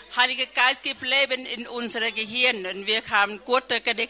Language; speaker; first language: German; non-native, learner; Thai